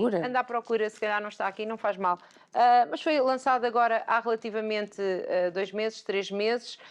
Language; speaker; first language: Portuguese; native; Portuguese